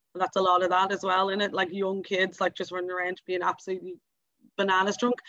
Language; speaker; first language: English; native; English